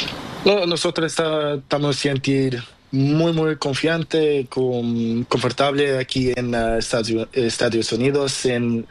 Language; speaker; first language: Spanish; non-native, learner; Portuguese